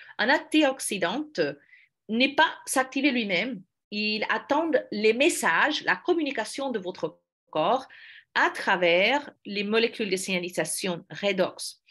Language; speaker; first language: French; non-native, fluent; English